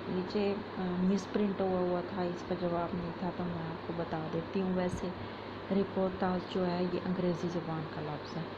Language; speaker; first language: Urdu; non-native, local second language; Punjabi